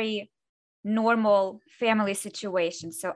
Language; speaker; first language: English; non-native, fluent; Russian